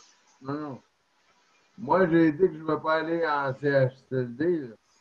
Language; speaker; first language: French; native; French